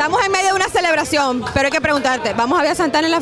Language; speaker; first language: Spanish; native; Spanish